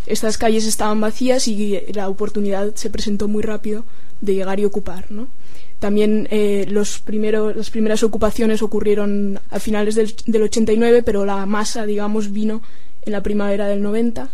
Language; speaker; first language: Spanish; native; Spanish